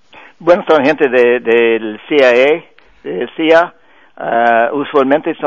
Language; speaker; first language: Spanish; non-native, fluent; English